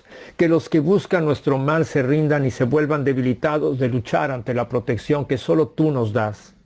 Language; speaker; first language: Spanish; native; Spanish